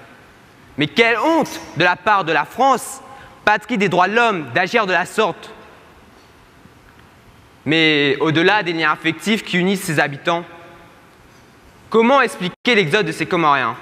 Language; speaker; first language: French; native; French